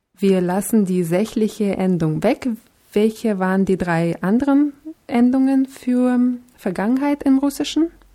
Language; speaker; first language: German; non-native, fluent; Russian